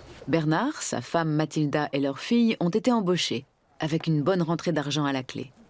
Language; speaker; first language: French; native; French